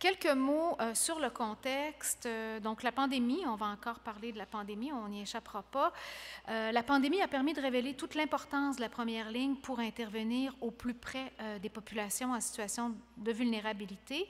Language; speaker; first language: French; native; French